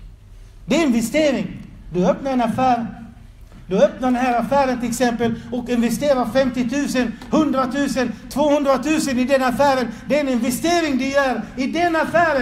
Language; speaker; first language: Swedish; non-native, fluent; Arabic